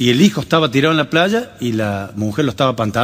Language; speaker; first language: Spanish; native; Spanish